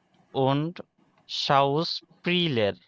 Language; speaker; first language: German; non-native, learner; Bangla